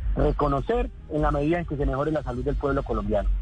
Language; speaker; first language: Spanish; native; Spanish